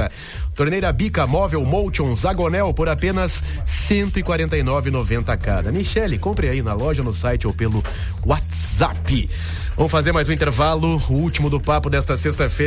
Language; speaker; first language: Portuguese; native; Portuguese